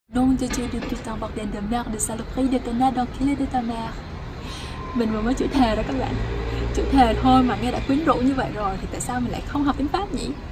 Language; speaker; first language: Vietnamese; native; Vietnamese